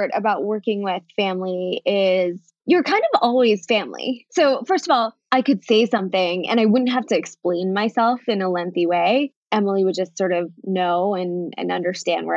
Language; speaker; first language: English; early bilingual, other home language; Bangla